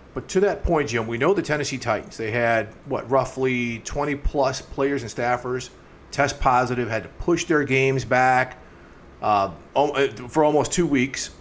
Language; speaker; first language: English; native; English